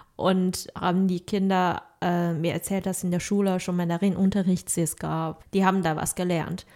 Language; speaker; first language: German; non-native, fluent; Chinese